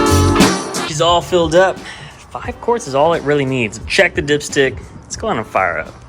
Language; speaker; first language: English; native; English